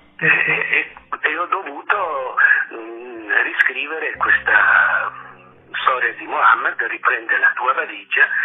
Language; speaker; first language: Italian; non-native, fluent; Arabic